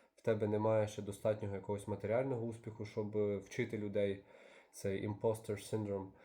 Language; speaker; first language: Ukrainian; native; Ukrainian